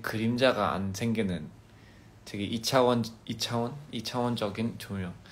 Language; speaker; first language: Korean; early bilingual, heritage; Korean